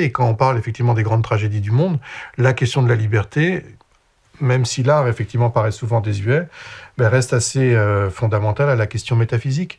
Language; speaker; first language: French; native; French